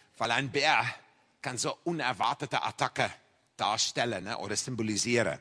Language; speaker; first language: German; non-native, fluent; English